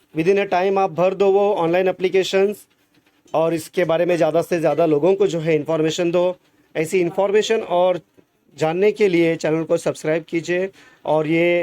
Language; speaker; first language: Hindi; non-native, local second language; Marathi